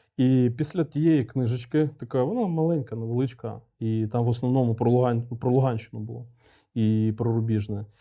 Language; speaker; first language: Ukrainian; non-native, local second language; Russian